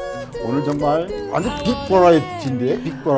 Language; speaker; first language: Korean; native; Korean